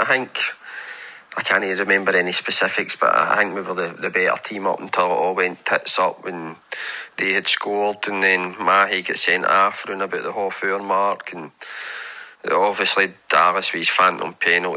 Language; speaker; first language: English; native; English